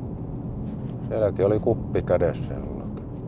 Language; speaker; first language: Finnish; native; Finnish